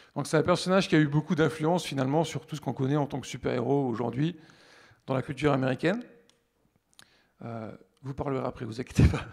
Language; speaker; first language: French; native; French